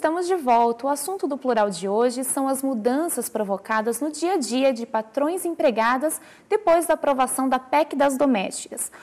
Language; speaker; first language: Portuguese; native; Portuguese